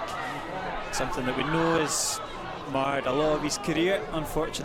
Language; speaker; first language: English; native; English